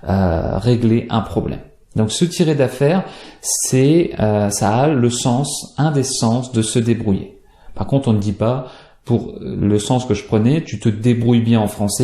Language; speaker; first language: French; native; French